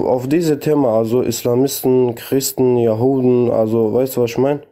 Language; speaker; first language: German; non-native, learner; Kurdish